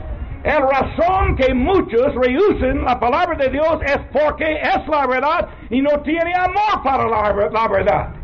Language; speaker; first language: Spanish; non-native, learner; English